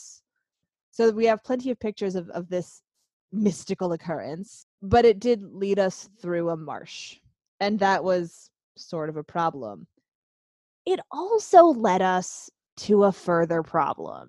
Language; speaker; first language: English; native; English